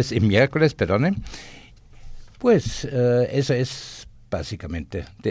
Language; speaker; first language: Spanish; non-native, fluent; German